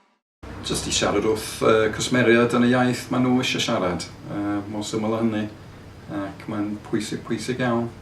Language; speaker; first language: Welsh; non-native, fluent; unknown